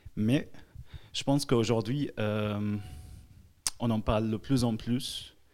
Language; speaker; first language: French; non-native, fluent; Arabic